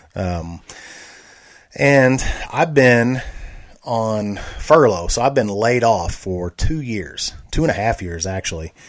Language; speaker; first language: English; native; English